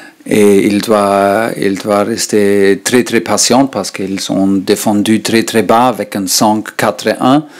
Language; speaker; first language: French; non-native, learner; German